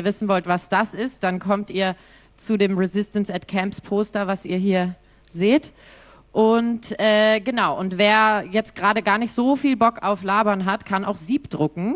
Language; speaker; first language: German; native; German